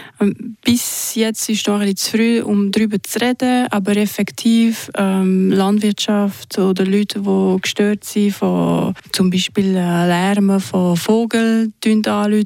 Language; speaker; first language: German; non-native, local second language; French